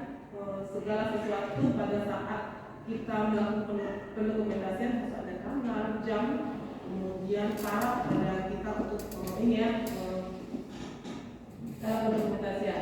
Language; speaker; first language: Indonesian; native; Indonesian